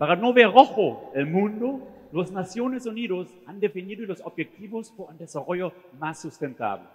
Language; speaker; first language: Spanish; non-native, fluent; German